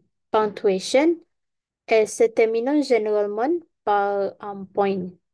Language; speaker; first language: French; non-native, learner; Malay